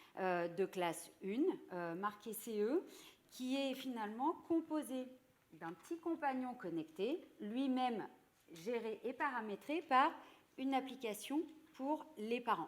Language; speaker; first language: French; native; French